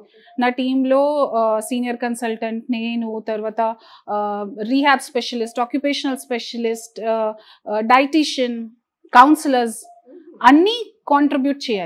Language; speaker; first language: Telugu; non-native, fluent; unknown